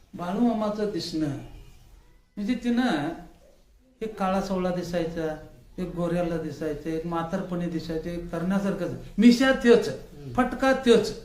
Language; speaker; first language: Marathi; native; Marathi